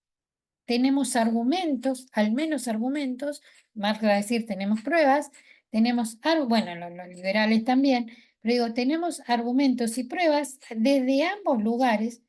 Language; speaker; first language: Spanish; native; Spanish